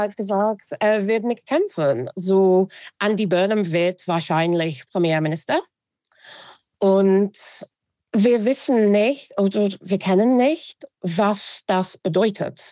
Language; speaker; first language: German; non-native, fluent; English